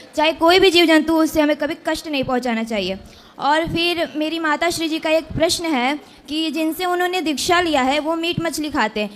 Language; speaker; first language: Hindi; native; Hindi